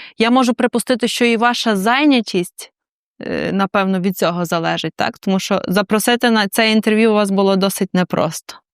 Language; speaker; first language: Ukrainian; native; Ukrainian